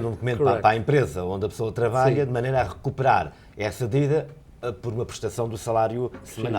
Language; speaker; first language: Portuguese; native; Portuguese